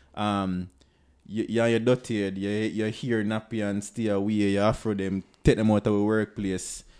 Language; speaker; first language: English; non-native, local second language; Jamaican Creole English